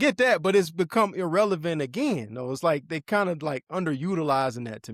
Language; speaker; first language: English; native; English